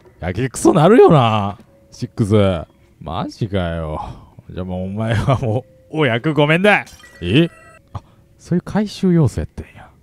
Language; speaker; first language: Japanese; native; Japanese